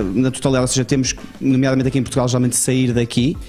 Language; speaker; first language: Portuguese; native; Portuguese